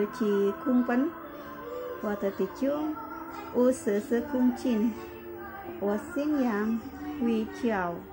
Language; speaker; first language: Chinese; non-native, learner; Indonesian